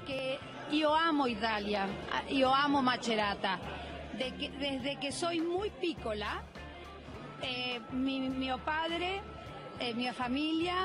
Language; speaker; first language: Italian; non-native, learner; Spanish